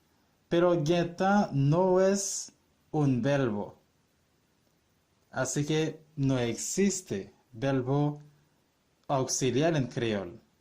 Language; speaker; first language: Spanish; non-native, fluent; Haitian Creole